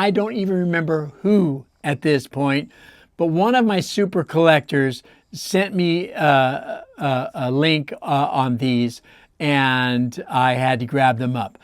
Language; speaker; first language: English; native; English